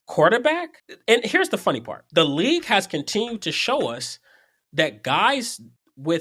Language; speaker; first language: English; native; English